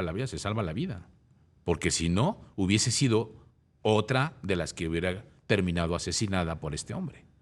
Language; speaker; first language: Spanish; native; Spanish